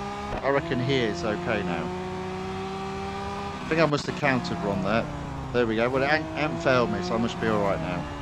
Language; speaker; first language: English; native; English